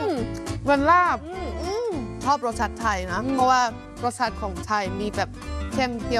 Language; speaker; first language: Thai; non-native, fluent; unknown